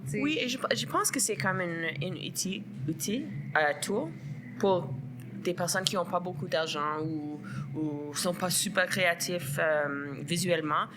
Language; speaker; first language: French; non-native, local second language; English